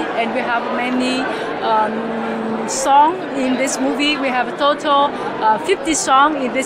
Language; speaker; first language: English; non-native, learner; Vietnamese